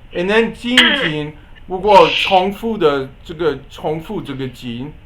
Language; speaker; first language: Chinese; non-native, learner; English